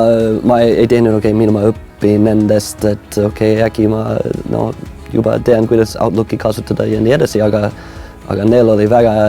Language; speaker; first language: Estonian; non-native, fluent; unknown